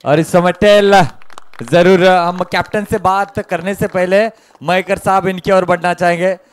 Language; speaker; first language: Hindi; non-native, local second language; Marathi